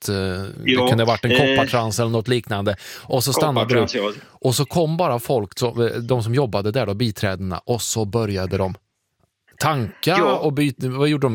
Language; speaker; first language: Swedish; native; Swedish